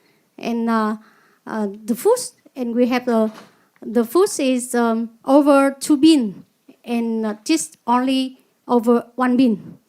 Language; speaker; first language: English; non-native, learner; Vietnamese